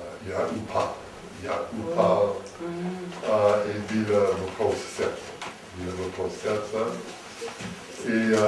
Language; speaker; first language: Russian; non-native, learner; English